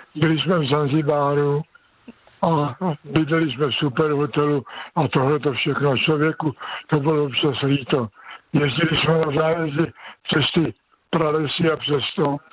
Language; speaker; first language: Czech; native; Czech